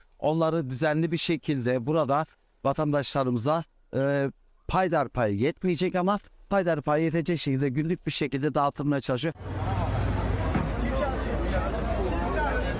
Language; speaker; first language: Turkish; native; Turkish